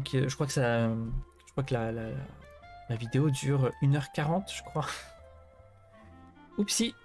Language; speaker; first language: French; native; French